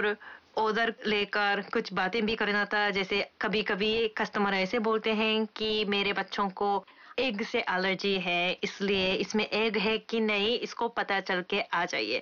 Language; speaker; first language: Hindi; non-native, fluent; Japanese